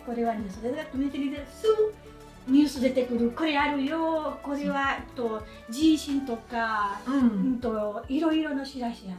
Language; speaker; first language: Japanese; non-native, learner; Spanish